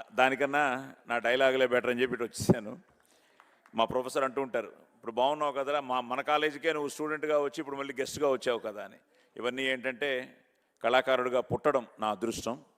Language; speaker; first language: Telugu; native; Telugu